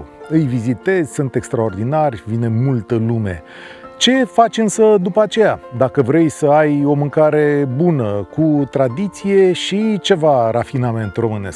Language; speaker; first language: Romanian; native; Romanian